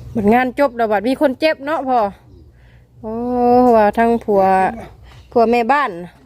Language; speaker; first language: Thai; native; Thai